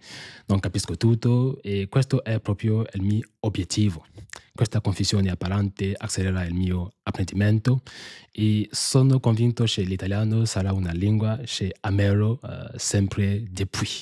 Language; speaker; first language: Italian; non-native, fluent; French